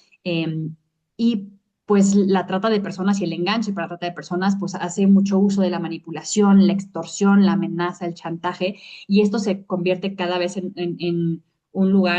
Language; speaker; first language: Spanish; native; Spanish